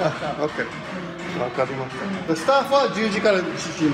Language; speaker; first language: Japanese; non-native, fluent; English